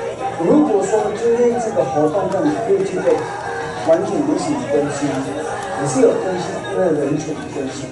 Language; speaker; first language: Chinese; non-native, fluent; Tibetan